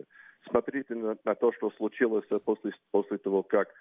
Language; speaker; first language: Russian; non-native, fluent; English